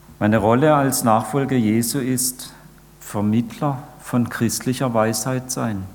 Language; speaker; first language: German; native; German